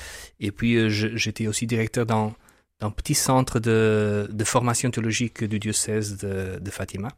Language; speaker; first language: French; non-native, fluent; Portuguese